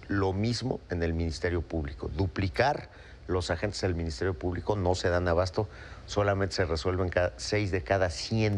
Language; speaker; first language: Spanish; native; Spanish